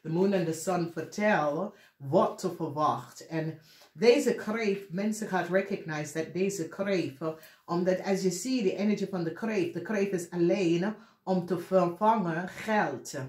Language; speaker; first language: Dutch; non-native, learner; English